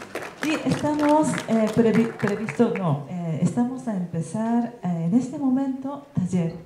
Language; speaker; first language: Spanish; non-native, learner; Japanese